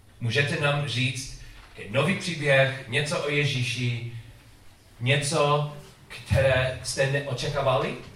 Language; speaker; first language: Czech; non-native, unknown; English